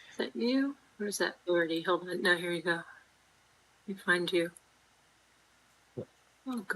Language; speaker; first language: English; native; English